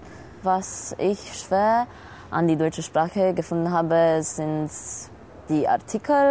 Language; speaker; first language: German; non-native, fluent; Romanian